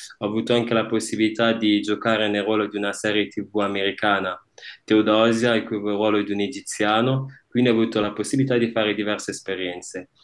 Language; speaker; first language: Italian; early bilingual, other home language; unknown